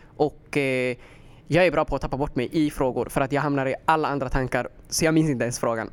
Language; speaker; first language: Swedish; early bilingual, other home language; Somali